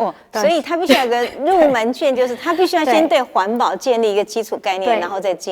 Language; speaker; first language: Chinese; native; Chinese